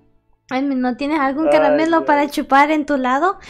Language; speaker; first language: Spanish; early bilingual, heritage; English